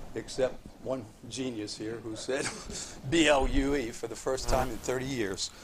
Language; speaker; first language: English; native; English